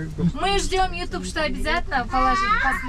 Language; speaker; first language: Russian; non-native, local second language; Kazakh